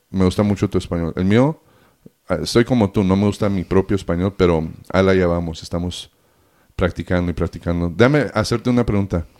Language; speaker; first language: Spanish; early bilingual, heritage; Spanish